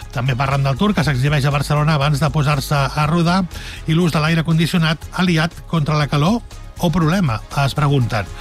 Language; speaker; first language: Catalan; native; Catalan